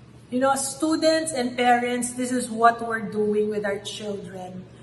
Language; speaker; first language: English; non-native, local second language; Filipino